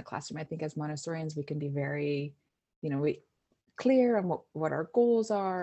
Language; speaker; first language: English; native; English